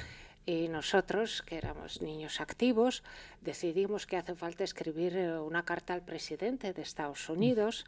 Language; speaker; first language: Spanish; early bilingual, heritage; Spanish